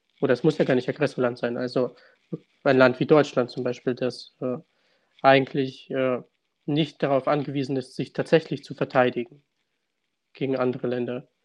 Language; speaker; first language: German; early bilingual, other home language; Russian